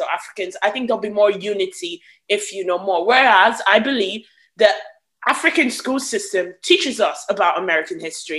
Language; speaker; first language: English; native; English